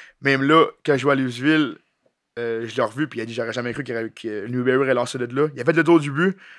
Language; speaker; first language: French; native; French